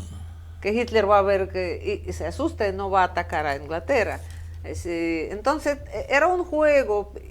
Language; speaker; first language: Spanish; non-native, fluent; Russian